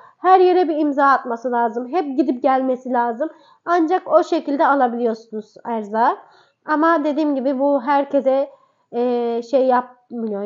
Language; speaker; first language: Turkish; native; Turkish